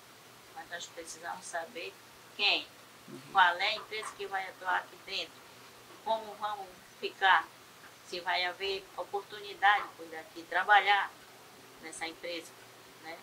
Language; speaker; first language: Portuguese; native; Portuguese